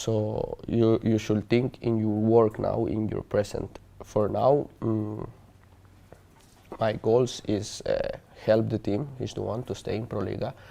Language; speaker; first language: English; non-native, learner; Spanish